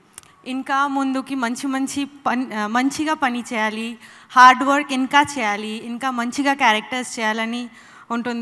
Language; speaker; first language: Telugu; non-native, learner; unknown